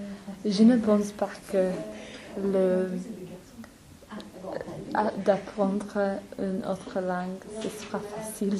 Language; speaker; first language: French; non-native, learner; English